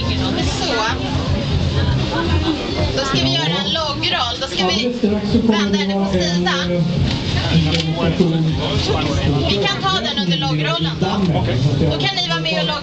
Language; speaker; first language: Swedish; native; Swedish